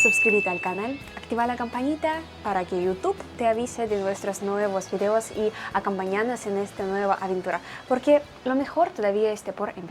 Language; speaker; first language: Spanish; non-native, learner; Russian